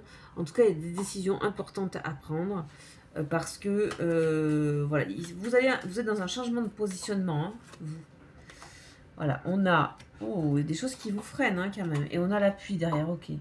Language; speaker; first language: French; native; French